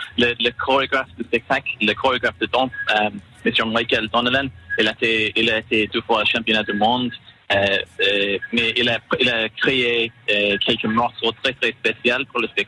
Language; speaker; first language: French; non-native, learner; English